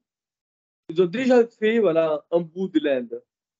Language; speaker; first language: French; non-native, fluent; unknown